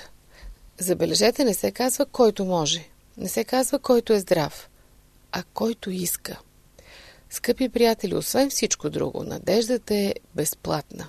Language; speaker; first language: Bulgarian; native; Bulgarian